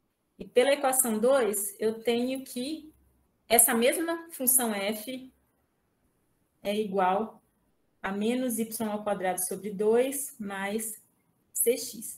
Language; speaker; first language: Portuguese; native; Portuguese